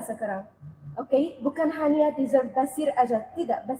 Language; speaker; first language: Indonesian; non-native, learner; Arabic